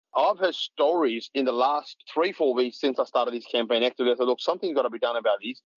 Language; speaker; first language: English; non-native, local second language; Punjabi